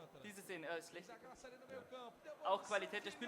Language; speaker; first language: German; native; German